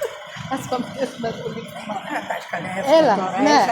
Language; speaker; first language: Greek; non-native, learner; Armenian